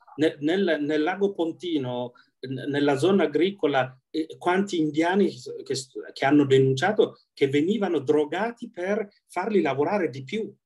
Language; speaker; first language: Italian; non-native, fluent; Tigrinya